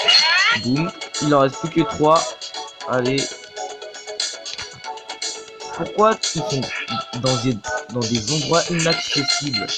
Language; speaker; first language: French; native; French